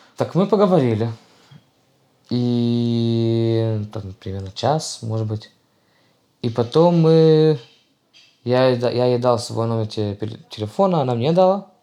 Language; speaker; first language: Russian; early bilingual, heritage; Russian